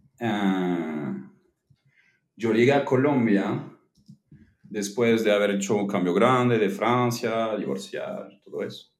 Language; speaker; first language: Spanish; non-native, fluent; French